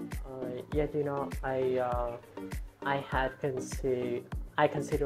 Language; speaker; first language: English; non-native, learner; Vietnamese